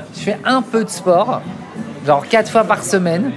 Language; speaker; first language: French; native; French